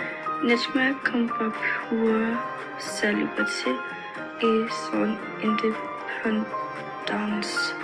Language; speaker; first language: French; non-native, learner; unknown